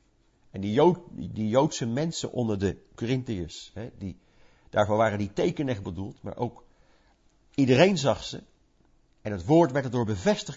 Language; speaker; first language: Dutch; native; Dutch